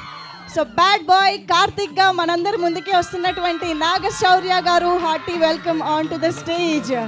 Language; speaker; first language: Telugu; native; Telugu